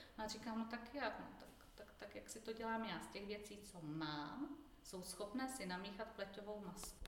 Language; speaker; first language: Czech; native; Czech